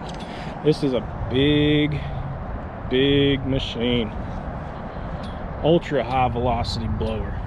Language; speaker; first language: English; native; English